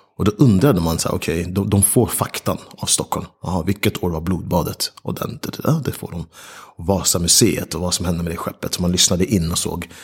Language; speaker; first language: Swedish; early bilingual, other home language; Ganda